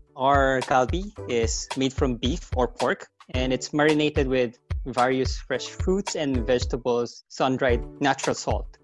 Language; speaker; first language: English; non-native, fluent; Korean